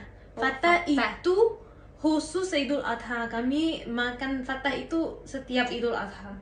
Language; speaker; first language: Indonesian; non-native, fluent; Arabic